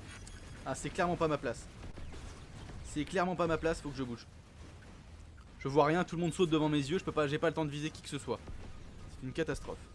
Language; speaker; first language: French; native; French